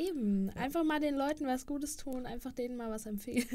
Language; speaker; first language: German; native; German